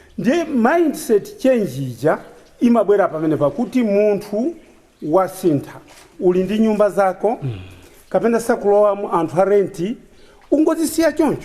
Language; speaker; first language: Nyanja; non-native, local second language; Tumbuka